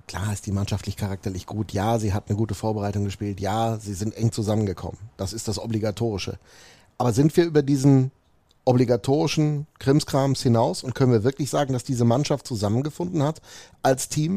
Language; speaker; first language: German; native; German